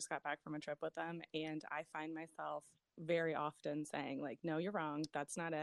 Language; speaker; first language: English; native; English